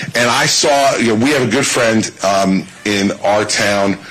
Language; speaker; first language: English; native; English